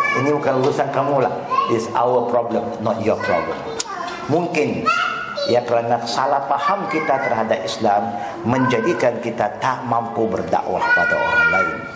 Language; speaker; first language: Malay; non-native, local second language; Chinese